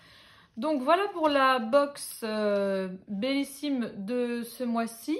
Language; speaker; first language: French; native; French